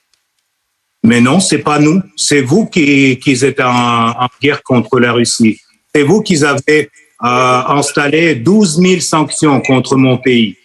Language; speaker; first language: French; non-native, fluent; Russian